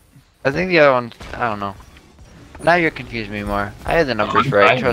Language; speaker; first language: English; native; English